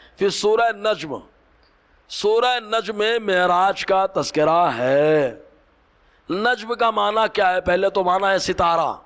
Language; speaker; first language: Urdu; native; Urdu